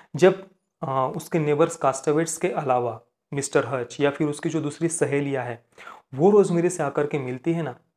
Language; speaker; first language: Hindi; non-native, local second language; Marathi